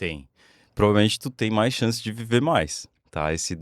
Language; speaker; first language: Portuguese; native; Portuguese